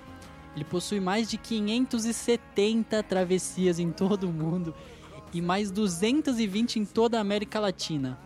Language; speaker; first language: Portuguese; native; Portuguese